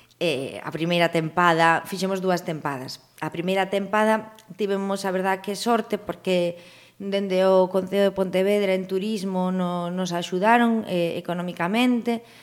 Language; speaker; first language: Galician; native; Galician